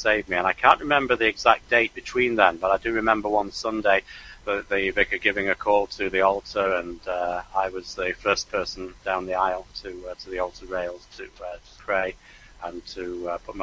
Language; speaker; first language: English; native; English